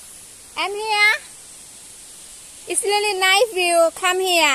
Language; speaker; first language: English; non-native, learner; Thai